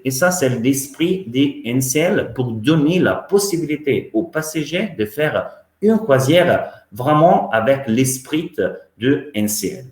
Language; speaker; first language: French; non-native, fluent; Italian